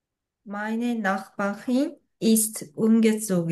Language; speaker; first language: German; non-native, learner; Korean